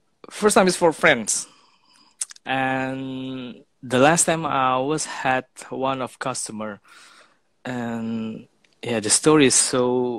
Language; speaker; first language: English; non-native, fluent; Indonesian